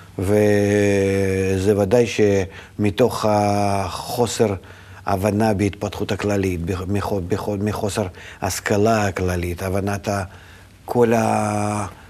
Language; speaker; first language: Hebrew; non-native, fluent; Russian